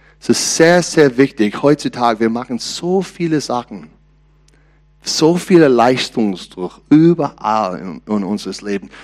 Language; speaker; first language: German; non-native, learner; English